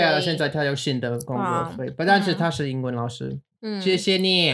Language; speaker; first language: Chinese; non-native, learner; English